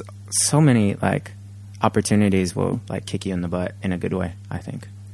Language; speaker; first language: English; native; English